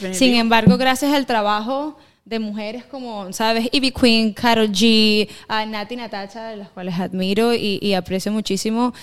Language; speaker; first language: Spanish; native; Spanish